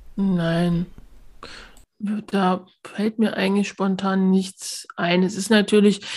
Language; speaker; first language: German; native; German